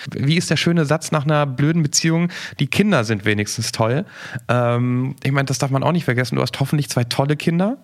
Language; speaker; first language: German; native; German